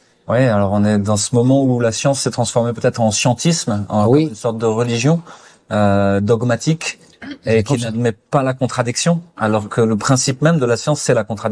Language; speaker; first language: French; native; French